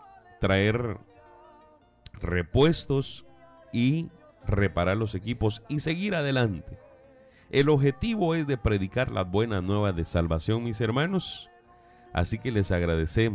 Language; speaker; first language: Spanish; native; Spanish